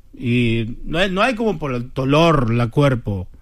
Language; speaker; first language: Spanish; non-native, learner; Chinese